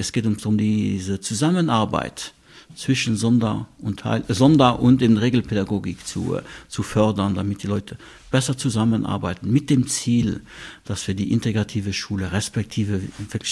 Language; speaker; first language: German; non-native, local second language; Luxembourgish